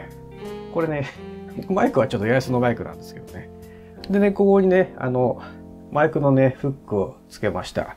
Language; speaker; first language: Japanese; native; Japanese